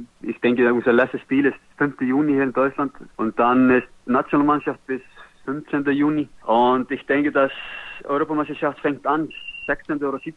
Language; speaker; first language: German; non-native, learner; Icelandic